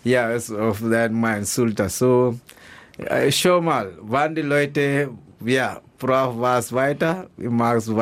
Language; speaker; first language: German; non-native, learner; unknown